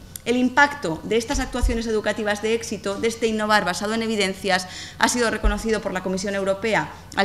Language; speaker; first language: Spanish; native; Spanish